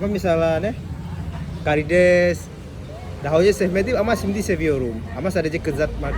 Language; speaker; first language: Turkish; non-native, learner; Indonesian